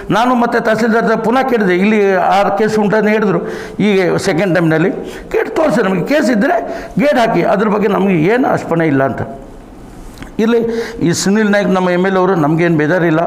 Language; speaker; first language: Kannada; non-native, local second language; Urdu